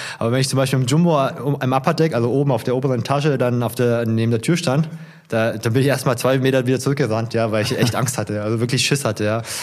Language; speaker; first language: German; early bilingual, other home language; Korean